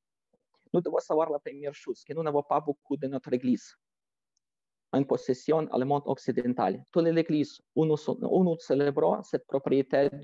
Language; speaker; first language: French; non-native, fluent; Ukrainian